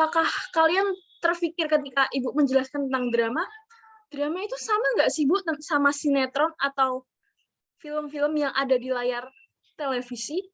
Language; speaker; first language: Indonesian; native; Indonesian